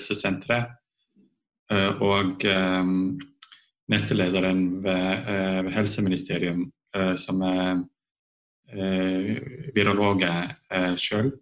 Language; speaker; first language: Norwegian; non-native, fluent; Estonian